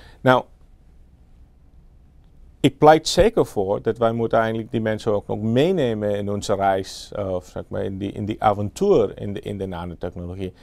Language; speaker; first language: Dutch; non-native, fluent; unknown